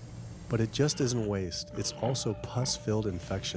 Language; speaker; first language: English; native; English